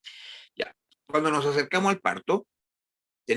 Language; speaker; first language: Spanish; native; Spanish